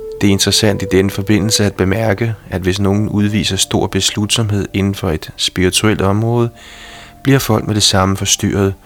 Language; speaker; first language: Danish; native; Danish